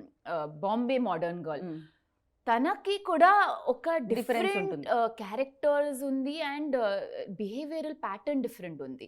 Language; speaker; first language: Telugu; non-native, learner; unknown